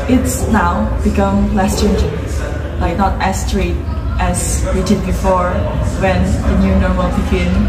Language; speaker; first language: English; non-native, learner; Indonesian